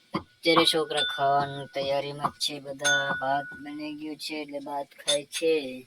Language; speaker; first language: Gujarati; non-native, local second language; Bhili